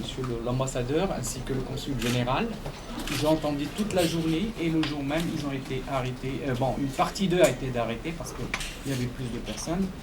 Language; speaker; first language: French; non-native, local second language; Arabic